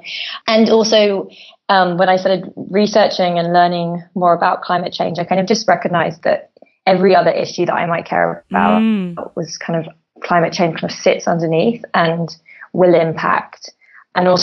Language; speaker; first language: English; native; English